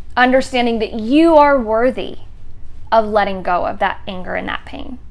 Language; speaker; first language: English; native; English